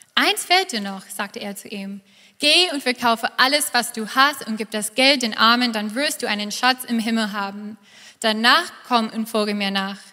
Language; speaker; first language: German; non-native, fluent; English